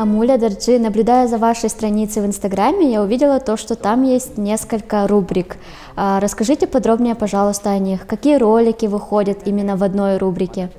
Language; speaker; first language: Russian; native; Russian